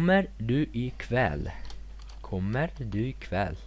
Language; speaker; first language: Swedish; non-native, fluent; Mongolian